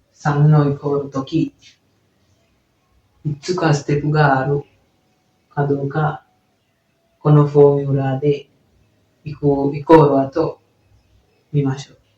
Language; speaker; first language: Japanese; non-native, learner; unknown